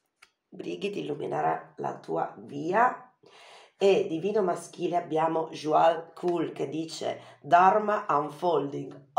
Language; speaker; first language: Italian; native; Italian